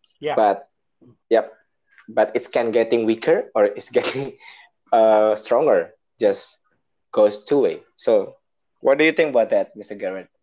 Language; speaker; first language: English; non-native, learner; Indonesian